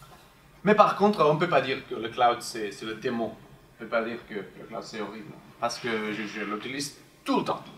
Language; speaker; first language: French; non-native, fluent; Spanish